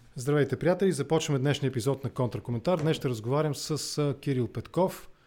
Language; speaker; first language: Bulgarian; native; Bulgarian